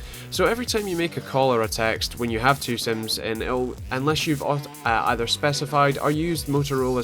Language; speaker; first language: English; native; English